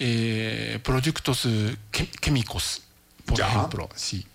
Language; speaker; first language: Spanish; non-native, learner; Japanese